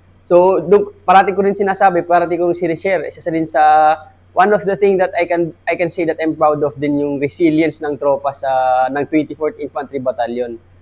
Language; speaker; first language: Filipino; non-native, local second language; Maranao